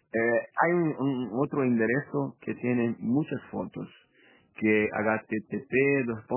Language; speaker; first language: Spanish; non-native, fluent; Portuguese